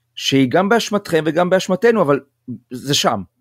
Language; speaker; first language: Hebrew; native; Hebrew